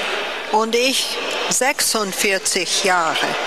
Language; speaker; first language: German; non-native, fluent; English